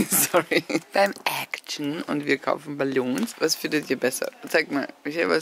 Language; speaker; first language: German; native; German